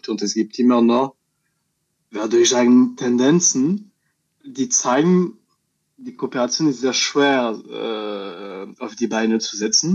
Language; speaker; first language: German; non-native, learner; French